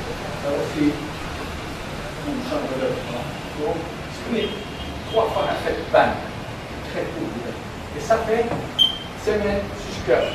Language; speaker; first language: French; non-native, learner; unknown